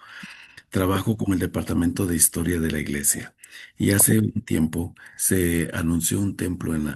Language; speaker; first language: Spanish; native; Spanish